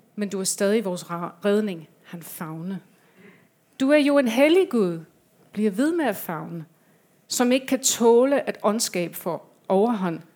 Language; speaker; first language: Danish; non-native, fluent; English